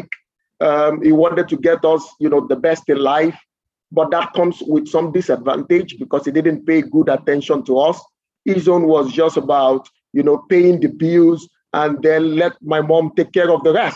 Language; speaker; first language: English; non-native, local second language; Yoruba